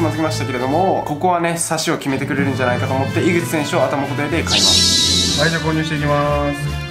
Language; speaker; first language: Japanese; native; Japanese